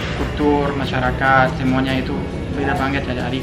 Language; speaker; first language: Indonesian; non-native, fluent; French